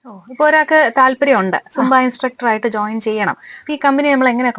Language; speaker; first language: Malayalam; native; Malayalam